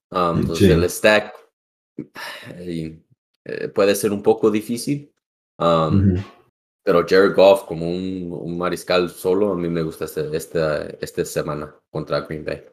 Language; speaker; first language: Spanish; early bilingual, heritage; Spanish